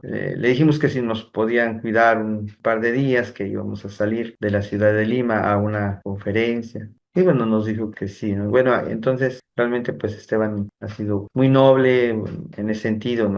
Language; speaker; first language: Spanish; non-native, fluent; Korean